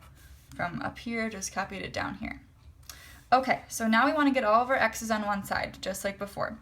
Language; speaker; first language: English; native; English